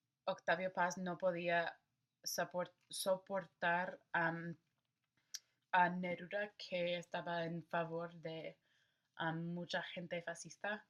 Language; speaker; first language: Spanish; non-native, learner; English